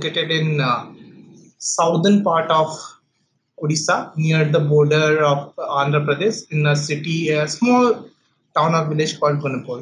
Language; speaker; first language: English; non-native, local second language; Odia